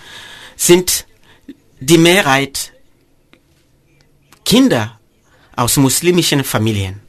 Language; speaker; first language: German; non-native, fluent; Mossi